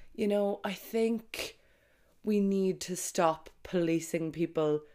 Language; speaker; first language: English; native; English